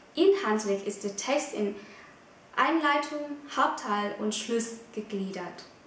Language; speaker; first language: German; non-native, fluent; Vietnamese